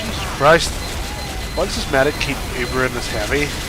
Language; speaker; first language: English; native; English